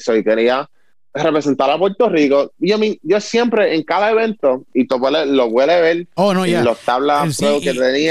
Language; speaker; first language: Spanish; early bilingual, heritage; Spanish